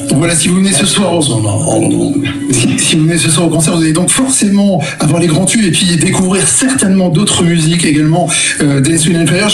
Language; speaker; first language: French; native; French